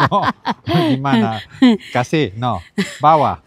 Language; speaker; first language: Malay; non-native, learner; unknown